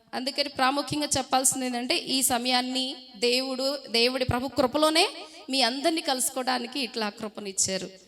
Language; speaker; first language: Telugu; non-native, fluent; Hindi